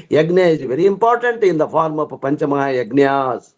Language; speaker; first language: English; non-native, local second language; Kannada